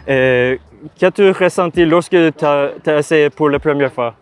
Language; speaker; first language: French; non-native, learner; Turkish